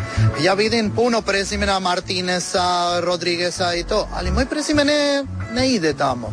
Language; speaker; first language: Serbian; non-native, learner; Spanish